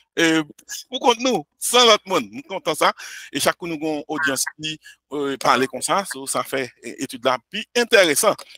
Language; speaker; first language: French; non-native, local second language; Haitian Creole